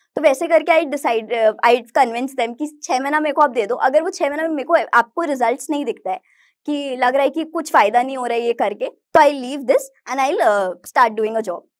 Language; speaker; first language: Hindi; native; Hindi